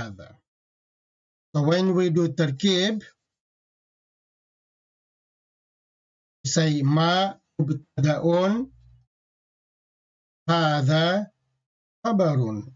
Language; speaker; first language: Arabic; non-native, fluent; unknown